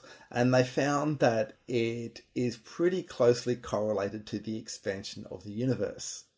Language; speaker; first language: English; native; English